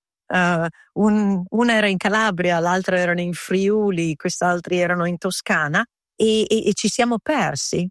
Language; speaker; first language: Italian; early bilingual, heritage; Italian